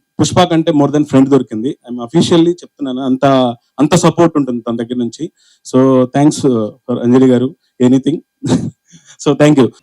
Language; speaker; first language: Telugu; native; Telugu